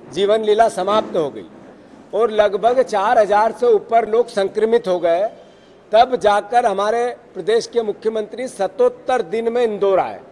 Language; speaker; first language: Hindi; native; Hindi